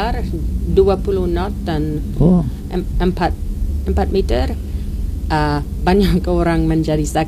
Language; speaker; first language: Indonesian; non-native, learner; English